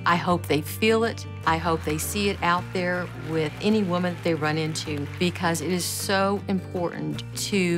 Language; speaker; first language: English; native; English